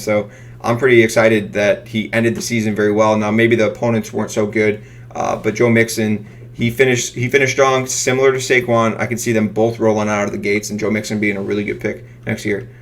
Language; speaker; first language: English; native; English